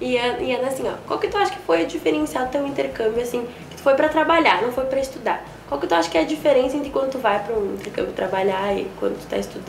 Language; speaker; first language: Portuguese; native; Portuguese